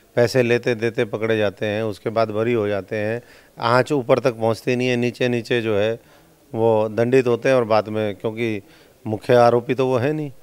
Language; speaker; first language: Hindi; native; Hindi